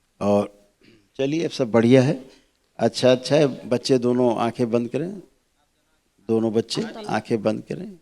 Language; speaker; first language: Hindi; native; Hindi